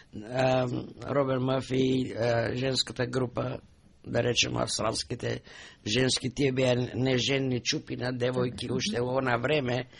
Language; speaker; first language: Macedonian; native; Macedonian